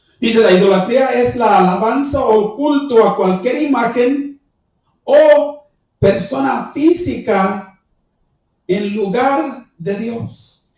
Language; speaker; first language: Spanish; early bilingual, heritage; Spanish